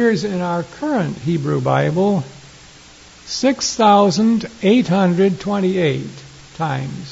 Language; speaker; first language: English; native; English